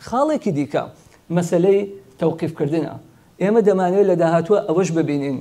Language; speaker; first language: Central Kurdish; native; Central Kurdish